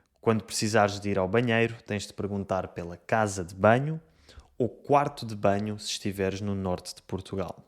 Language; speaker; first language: Portuguese; native; Portuguese